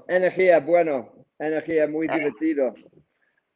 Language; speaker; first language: Spanish; non-native, learner; English